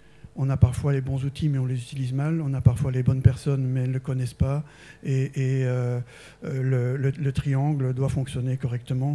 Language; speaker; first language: French; native; French